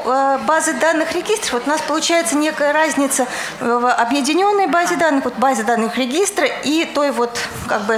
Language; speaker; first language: Russian; native; Russian